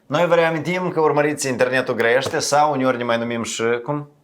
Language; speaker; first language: Romanian; native; Romanian